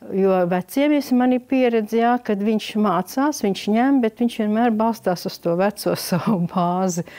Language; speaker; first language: Latvian; native; Latvian